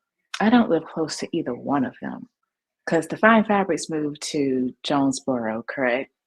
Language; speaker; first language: English; native; English